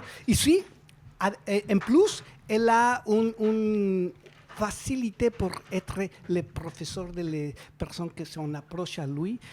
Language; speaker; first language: French; non-native, learner; Spanish